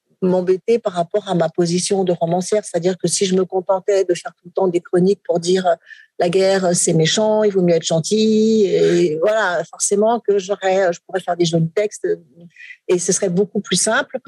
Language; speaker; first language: French; native; French